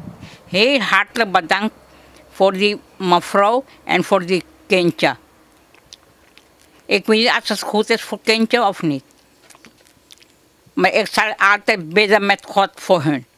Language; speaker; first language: Dutch; non-native, local second language; Caribbean Hindustani